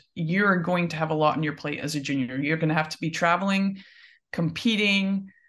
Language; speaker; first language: English; native; English